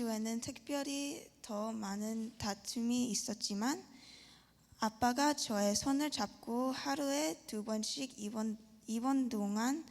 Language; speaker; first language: Korean; early bilingual, heritage; Korean